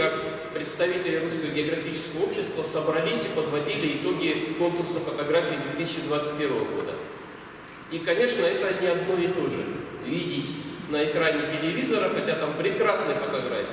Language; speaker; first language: Russian; native; Russian